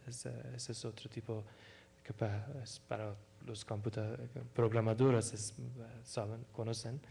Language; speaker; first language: Spanish; non-native, fluent; Persian